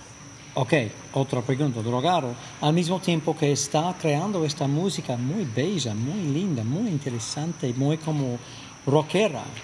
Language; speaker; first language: Spanish; non-native, fluent; English